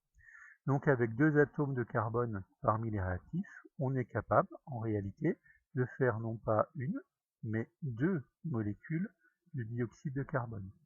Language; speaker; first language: French; native; French